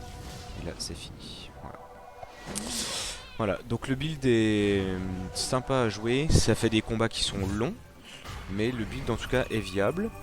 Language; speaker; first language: French; native; French